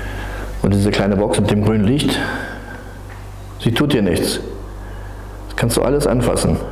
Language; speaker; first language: German; native; German